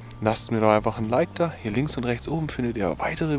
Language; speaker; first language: German; native; German